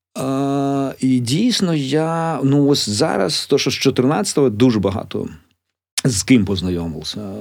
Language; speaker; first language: Ukrainian; native; Ukrainian